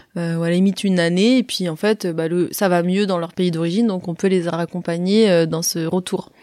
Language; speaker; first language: French; early bilingual, other home language; Arabic